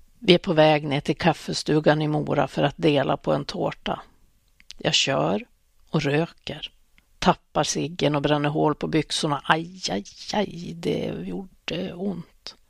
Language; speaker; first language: Swedish; native; Swedish